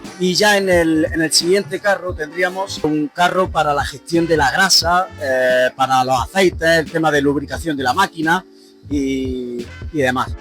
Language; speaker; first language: Spanish; native; Spanish